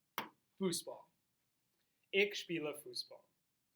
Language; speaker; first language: German; non-native, fluent; English